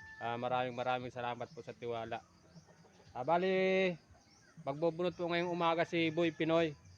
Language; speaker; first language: Filipino; non-native, local second language; Bikol